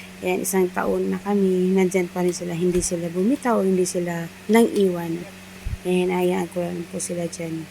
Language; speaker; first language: Filipino; non-native, local second language; Iloko